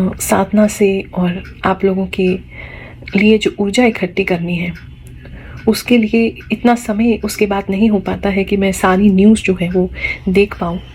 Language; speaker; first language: Hindi; native; Hindi